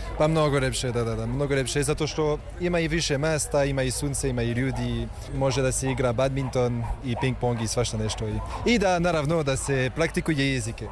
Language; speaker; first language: Serbian; non-native, fluent; French